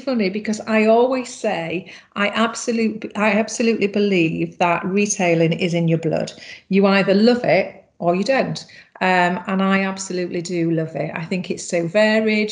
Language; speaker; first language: English; native; English